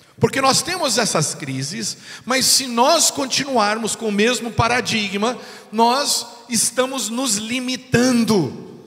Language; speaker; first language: Portuguese; non-native, fluent; English